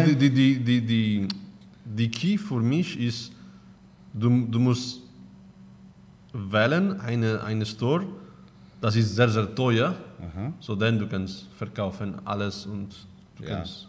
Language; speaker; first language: German; non-native, learner; Spanish